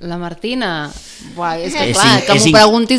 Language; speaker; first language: Catalan; native; Catalan